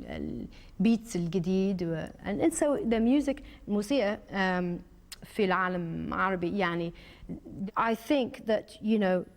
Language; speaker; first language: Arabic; early bilingual, heritage; Arabic